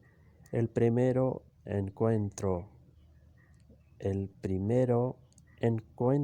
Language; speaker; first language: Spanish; non-native, learner; Urdu